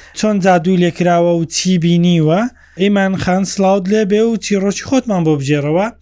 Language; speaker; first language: Central Kurdish; native; Central Kurdish